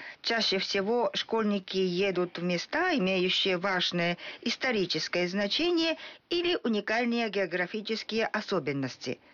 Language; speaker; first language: Russian; non-native, fluent; Japanese